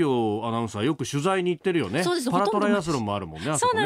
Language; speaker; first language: Japanese; native; Japanese